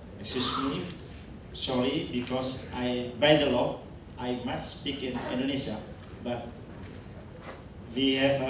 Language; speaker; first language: English; non-native, learner; Indonesian